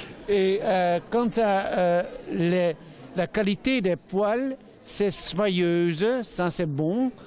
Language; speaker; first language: French; non-native, fluent; Dutch